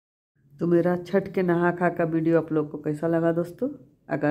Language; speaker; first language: Hindi; native; Hindi